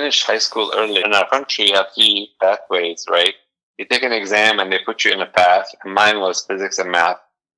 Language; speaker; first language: English; non-native, fluent; Arabic